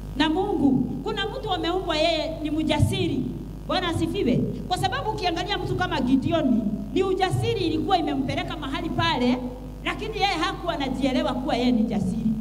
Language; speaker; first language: Swahili; non-native, local second language; Kikuyu